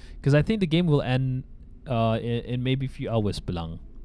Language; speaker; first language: English; non-native, local second language; Malay